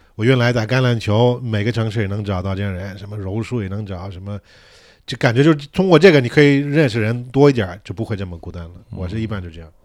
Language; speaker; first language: Chinese; non-native, fluent; English